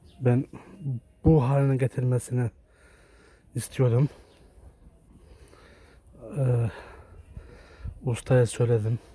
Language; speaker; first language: Turkish; early bilingual, heritage; Turkish